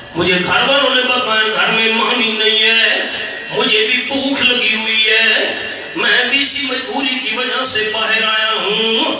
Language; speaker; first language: Urdu; non-native, local second language; Pashto